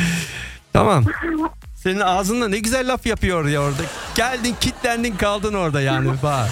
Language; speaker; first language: Turkish; early bilingual, other home language; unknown